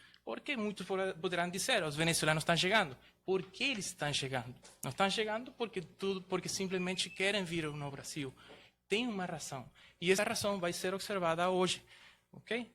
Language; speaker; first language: Portuguese; non-native, fluent; Spanish